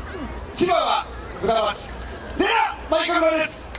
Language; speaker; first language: Japanese; native; Japanese